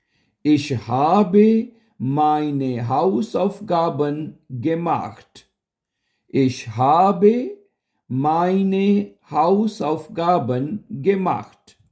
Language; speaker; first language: German; non-native, local second language; Urdu